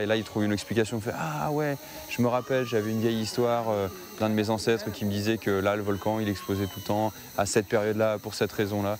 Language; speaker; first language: French; native; French